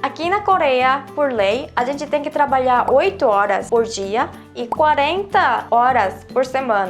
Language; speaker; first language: Portuguese; non-native, fluent; Korean